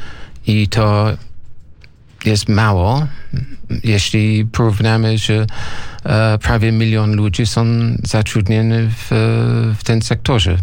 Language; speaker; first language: Polish; non-native, learner; English